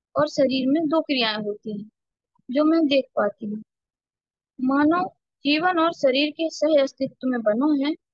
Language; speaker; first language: Hindi; native; Hindi